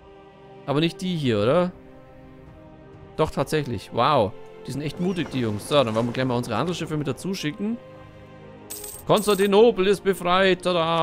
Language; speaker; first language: German; native; German